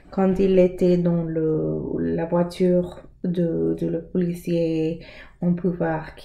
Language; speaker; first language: French; non-native, learner; English